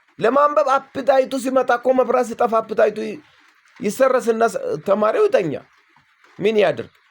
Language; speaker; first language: Amharic; non-native, local second language; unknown